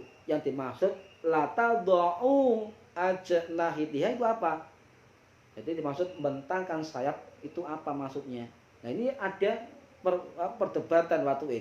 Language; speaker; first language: Indonesian; non-native, local second language; Javanese